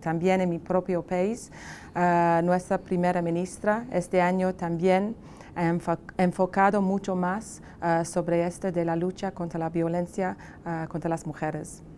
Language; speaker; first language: Spanish; non-native, fluent; English